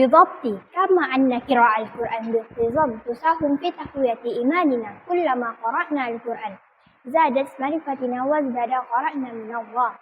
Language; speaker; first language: Arabic; non-native, learner; Malay